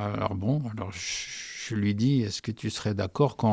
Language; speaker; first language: French; early bilingual, heritage; French